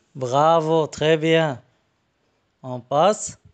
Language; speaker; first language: French; non-native, fluent; Arabic